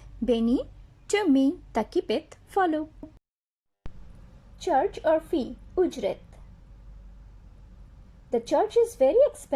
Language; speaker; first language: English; non-native, fluent; Bangla